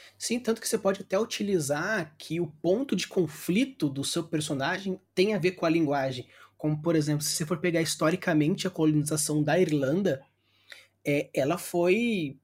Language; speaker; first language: Portuguese; native; Portuguese